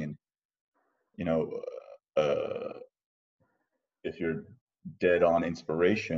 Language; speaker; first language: English; native; English